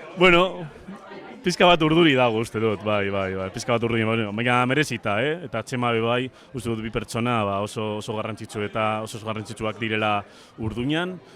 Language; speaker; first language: Basque; non-native, local second language; Spanish